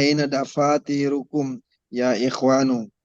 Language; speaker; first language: Arabic; non-native, learner; Indonesian